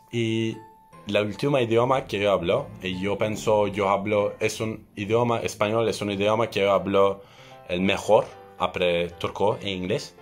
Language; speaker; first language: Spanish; non-native, learner; Turkish